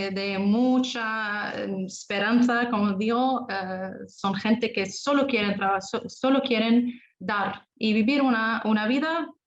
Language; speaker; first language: Spanish; non-native, fluent; Arabic